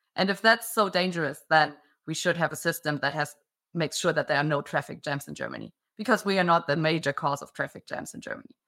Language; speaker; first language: English; non-native, fluent; German